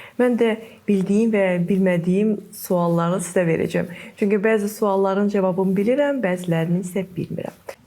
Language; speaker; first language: Azerbaijani; native; Azerbaijani